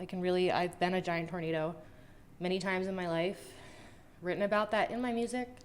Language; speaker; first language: English; native; English